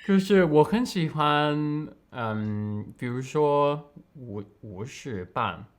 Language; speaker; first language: Chinese; non-native, learner; English